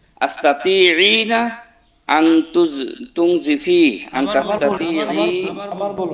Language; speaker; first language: Arabic; non-native, learner; Bangla